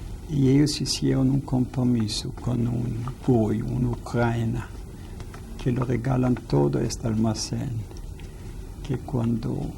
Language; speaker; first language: Spanish; non-native, fluent; Yiddish